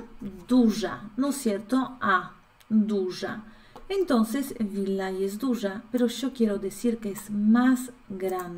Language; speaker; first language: Spanish; non-native, fluent; Polish